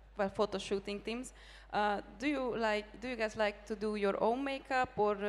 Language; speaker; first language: English; non-native, fluent; Hungarian